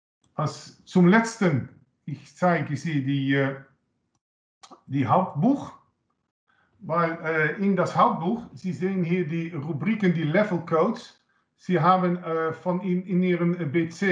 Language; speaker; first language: German; non-native, learner; Dutch